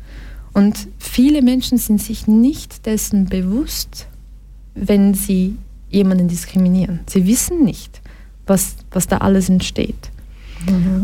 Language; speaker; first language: German; early bilingual, other home language; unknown